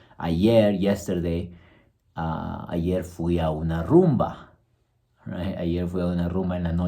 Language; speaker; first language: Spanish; early bilingual, heritage; Spanish